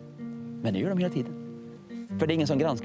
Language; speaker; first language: Swedish; native; Swedish